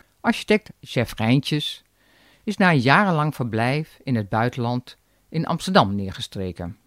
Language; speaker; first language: Dutch; native; Dutch